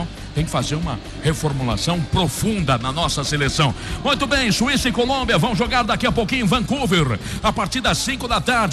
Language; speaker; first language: Portuguese; native; Portuguese